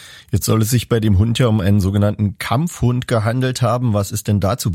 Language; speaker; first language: German; native; German